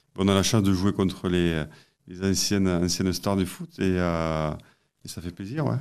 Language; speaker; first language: French; native; French